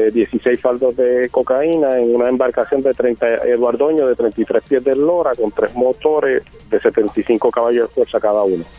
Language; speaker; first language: Spanish; native; Spanish